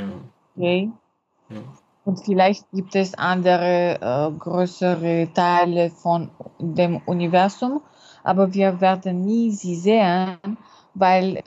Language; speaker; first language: German; non-native, learner; French